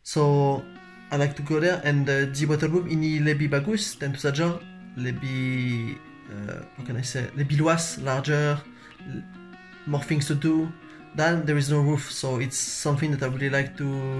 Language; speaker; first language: English; non-native, learner; French